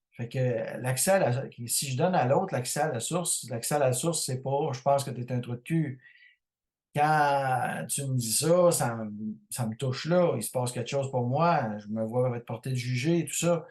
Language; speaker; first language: French; native; French